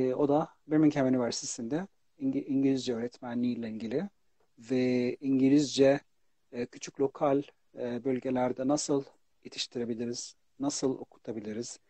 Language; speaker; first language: Turkish; non-native, fluent; Arabic